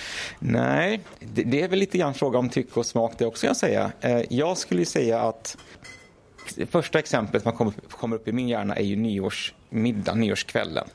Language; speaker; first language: Swedish; native; Swedish